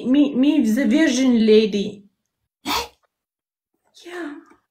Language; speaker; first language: English; non-native, learner; Amharic